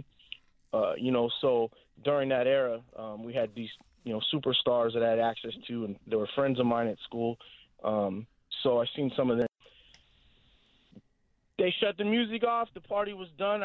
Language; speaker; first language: English; native; English